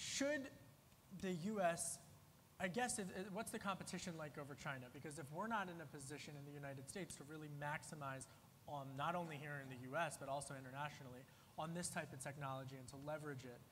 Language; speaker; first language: English; native; English